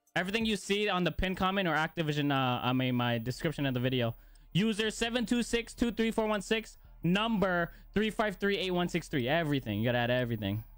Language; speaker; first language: English; native; English